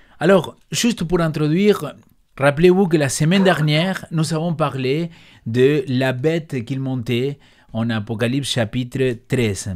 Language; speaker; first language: French; non-native, fluent; Spanish